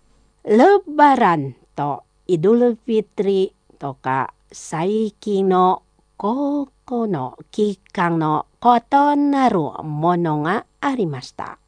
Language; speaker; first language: Japanese; non-native, fluent; Indonesian